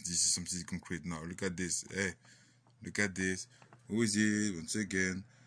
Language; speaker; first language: English; non-native, learner; French